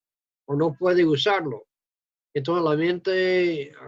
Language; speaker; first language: Spanish; non-native, fluent; English